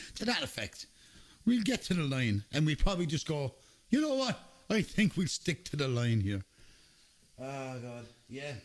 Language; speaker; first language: English; native; English